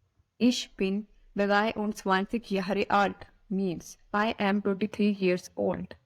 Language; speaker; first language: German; non-native, learner; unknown